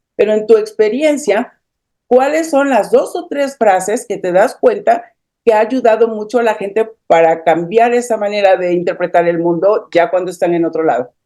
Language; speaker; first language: Spanish; native; Spanish